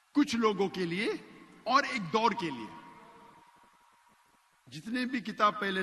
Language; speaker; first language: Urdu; non-native, local second language; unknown